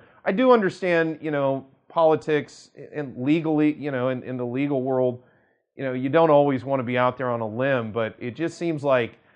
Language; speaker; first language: English; native; English